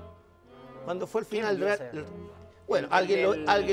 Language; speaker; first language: Spanish; native; Spanish